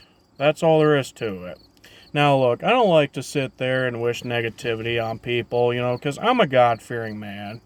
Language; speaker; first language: English; native; English